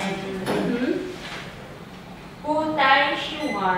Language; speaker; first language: Chinese; non-native, learner; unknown